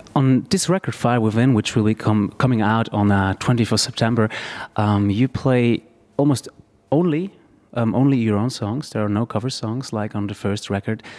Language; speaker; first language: English; non-native, fluent; German